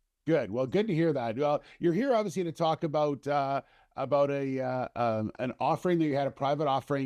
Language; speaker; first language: English; native; English